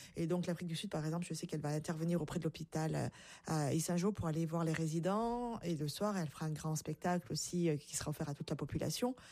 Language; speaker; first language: French; native; French